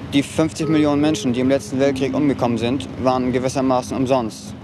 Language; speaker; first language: German; native; German